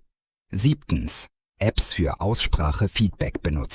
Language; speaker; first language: German; non-native, fluent; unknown